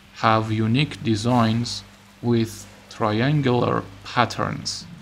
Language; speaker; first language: English; non-native, fluent; Persian